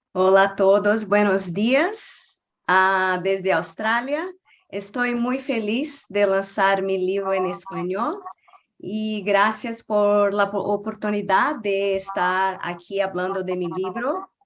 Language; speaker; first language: Spanish; non-native, fluent; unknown